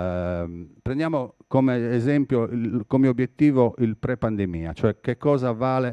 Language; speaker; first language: Italian; native; Italian